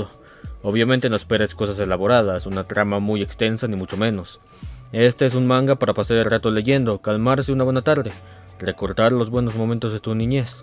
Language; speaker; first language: Spanish; native; Spanish